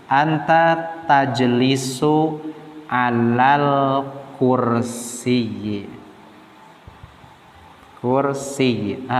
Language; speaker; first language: Arabic; non-native, fluent; Indonesian